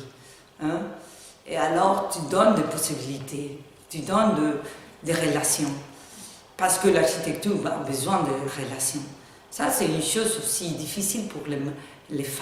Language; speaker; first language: French; non-native, learner; Spanish